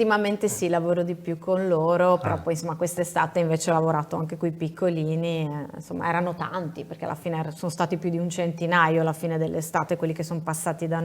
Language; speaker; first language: Italian; native; Italian